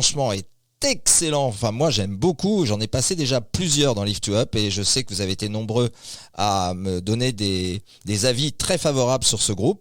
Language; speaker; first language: French; native; French